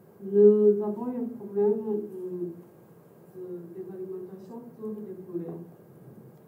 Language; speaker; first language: French; non-native, fluent; Japanese